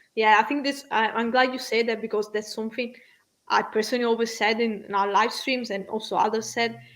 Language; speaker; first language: English; non-native, fluent; Italian